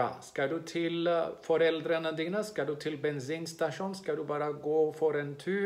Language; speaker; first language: Swedish; non-native, fluent; Greek